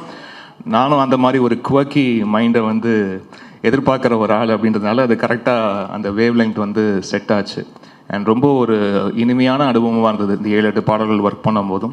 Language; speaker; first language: Tamil; native; Tamil